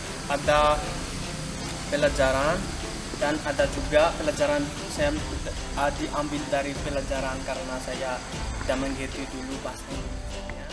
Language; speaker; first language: Indonesian; non-native, learner; Malagasy